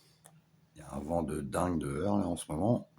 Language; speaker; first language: French; native; French